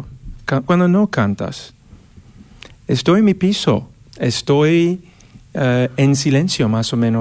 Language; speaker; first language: Spanish; non-native, fluent; English